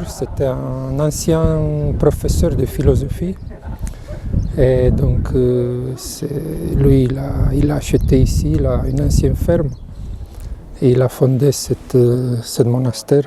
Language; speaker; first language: French; non-native, fluent; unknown